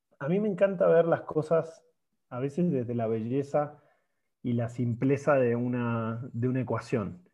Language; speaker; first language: Spanish; native; Spanish